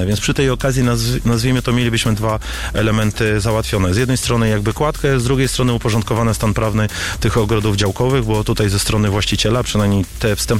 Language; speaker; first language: Polish; native; Polish